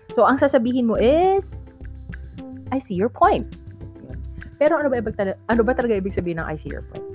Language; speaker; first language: Filipino; non-native, local second language; Iloko